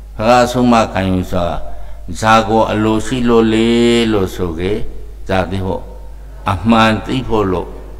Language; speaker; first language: Burmese; native; Burmese